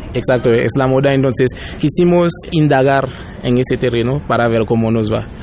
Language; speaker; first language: Spanish; non-native, fluent; Haitian Creole